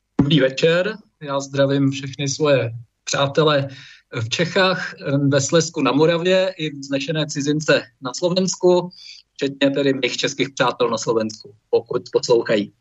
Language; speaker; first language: Czech; native; Czech